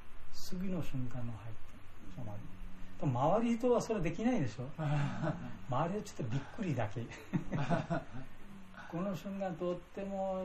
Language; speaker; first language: Japanese; non-native, learner; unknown